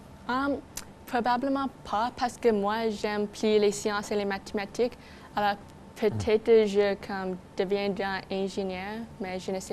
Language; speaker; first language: French; non-native, local second language; English